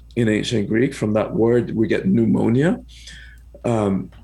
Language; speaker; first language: English; early bilingual, other home language; Spanish